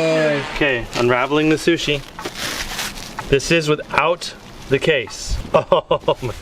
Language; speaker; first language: English; native; English